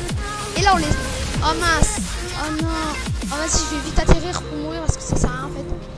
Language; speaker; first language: French; native; French